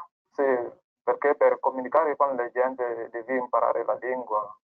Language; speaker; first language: Italian; non-native, learner; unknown